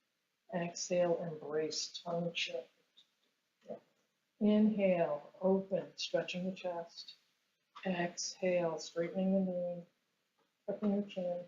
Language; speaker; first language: English; native; English